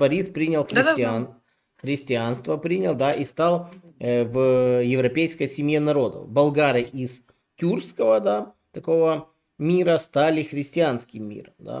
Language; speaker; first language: Russian; non-native, local second language; Ukrainian